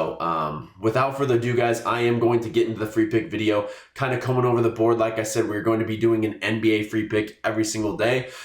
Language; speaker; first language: English; native; English